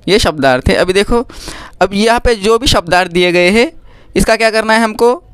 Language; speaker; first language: Hindi; non-native, local second language; Marathi